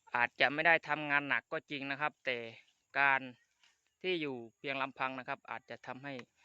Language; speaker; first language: Thai; non-native, local second language; Khmer